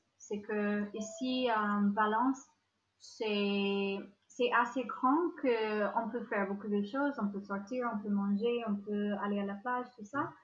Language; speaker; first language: French; non-native, fluent; English